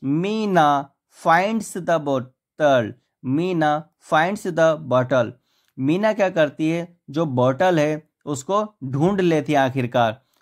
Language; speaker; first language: Hindi; native; Hindi